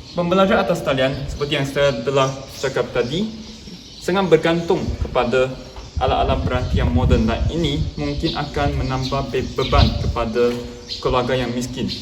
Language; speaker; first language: Malay; non-native, local second language; Chinese